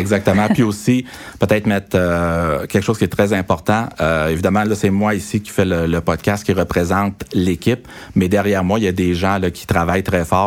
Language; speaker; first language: French; native; French